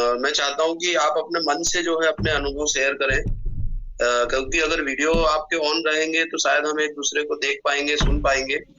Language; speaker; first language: Hindi; native; Hindi